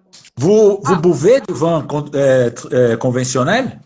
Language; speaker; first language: French; non-native, learner; Portuguese